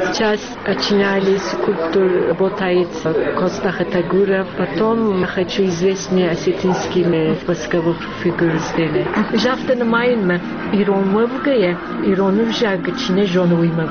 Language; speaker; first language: Russian; non-native, learner; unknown